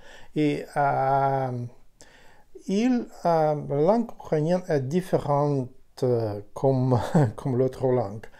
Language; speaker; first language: French; non-native, learner; Ukrainian